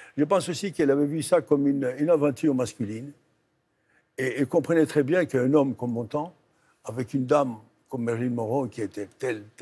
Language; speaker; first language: French; non-native, fluent; Greek